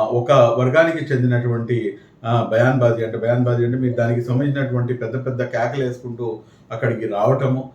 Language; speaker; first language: Telugu; non-native, local second language; Urdu